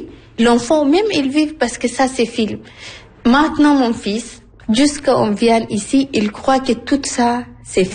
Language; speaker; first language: French; non-native, learner; Arabic